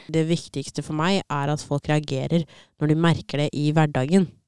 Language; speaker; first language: Norwegian; native; Norwegian